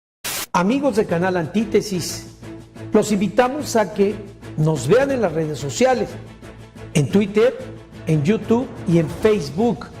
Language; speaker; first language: Spanish; native; Spanish